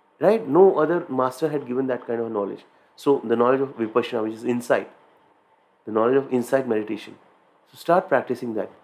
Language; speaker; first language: English; non-native, local second language; Hindi